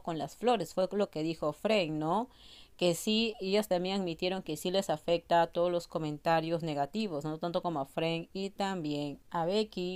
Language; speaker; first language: Spanish; native; Spanish